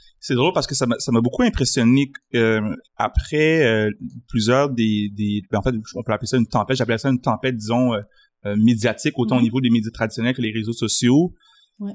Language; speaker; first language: French; native; French